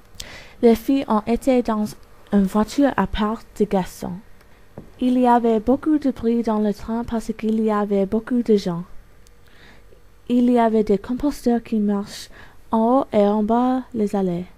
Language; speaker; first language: French; non-native, learner; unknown